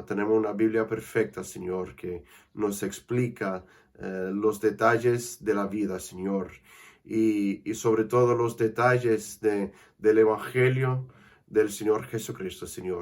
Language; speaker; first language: Spanish; non-native, fluent; English